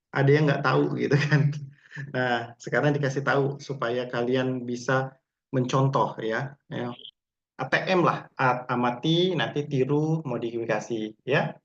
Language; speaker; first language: Indonesian; native; Indonesian